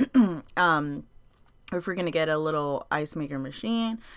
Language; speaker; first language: English; native; English